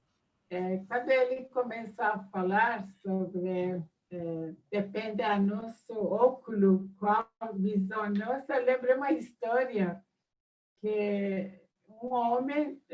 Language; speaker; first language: Portuguese; non-native, fluent; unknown